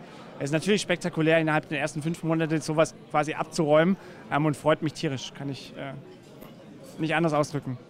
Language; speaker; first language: German; native; German